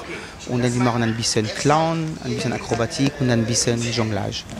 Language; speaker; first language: German; non-native, learner; French